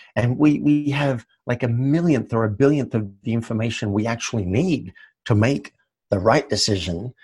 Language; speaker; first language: English; native; English